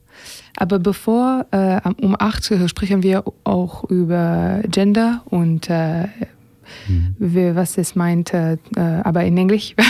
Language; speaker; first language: German; non-native, learner; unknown